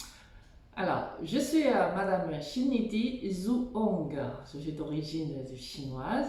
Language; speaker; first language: French; non-native, fluent; Chinese